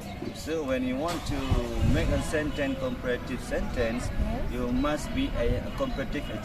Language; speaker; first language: English; non-native, learner; Indonesian